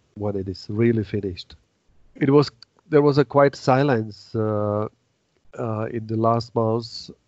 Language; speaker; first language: English; non-native, fluent; Czech